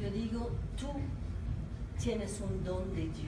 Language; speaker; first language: Portuguese; non-native, learner; Spanish